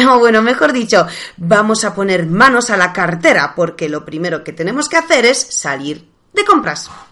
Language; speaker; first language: Spanish; non-native, fluent; Polish